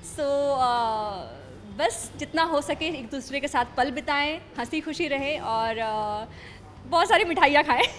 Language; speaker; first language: Hindi; native; Hindi